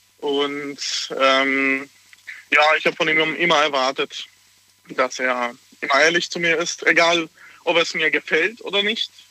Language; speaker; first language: German; non-native, fluent; Hungarian